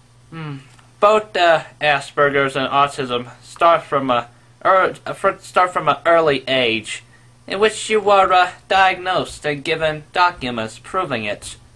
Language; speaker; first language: English; native; English